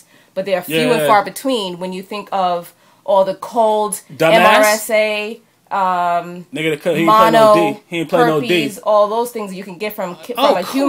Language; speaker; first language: English; native; English